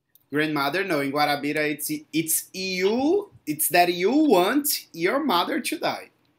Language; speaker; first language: English; non-native, fluent; Portuguese